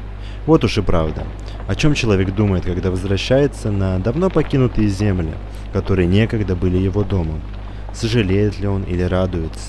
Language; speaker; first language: Russian; native; Russian